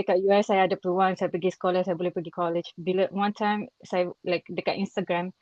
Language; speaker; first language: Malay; non-native, local second language; Rohingya